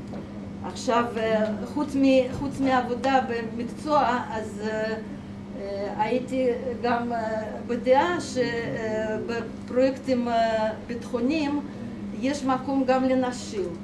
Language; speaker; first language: Hebrew; non-native, fluent; Russian